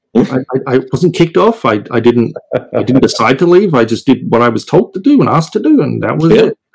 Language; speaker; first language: English; native; English